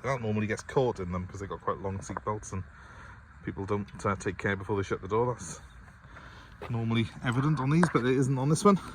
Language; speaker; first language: English; native; English